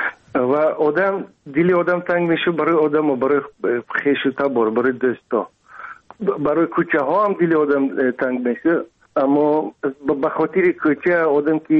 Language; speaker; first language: Persian; non-native, local second language; Russian